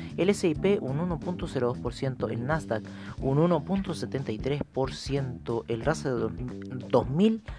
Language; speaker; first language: Spanish; native; Spanish